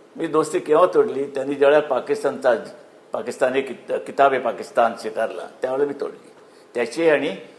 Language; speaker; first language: Marathi; native; Marathi